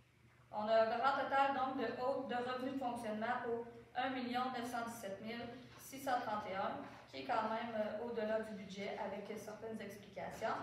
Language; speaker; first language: French; native; French